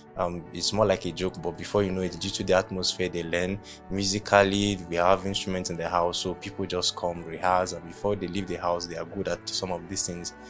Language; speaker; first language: English; non-native, local second language; Igbo